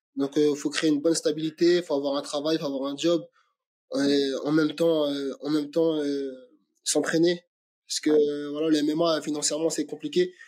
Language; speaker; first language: French; native; French